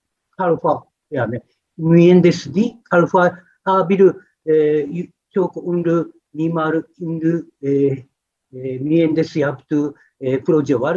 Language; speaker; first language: Turkish; non-native, fluent; Japanese